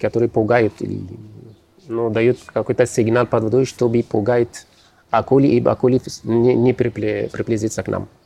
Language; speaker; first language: Russian; non-native, learner; Arabic